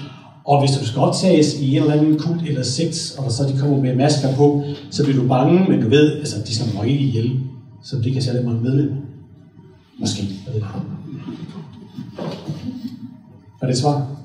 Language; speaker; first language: Danish; native; Danish